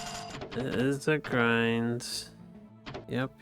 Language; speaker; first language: English; native; English